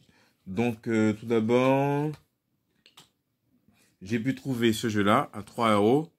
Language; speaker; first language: French; native; French